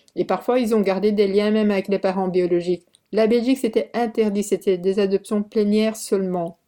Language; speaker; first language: French; early bilingual, other home language; Korean